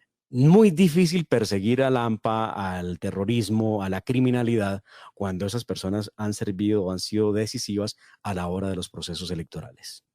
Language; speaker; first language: Spanish; native; Spanish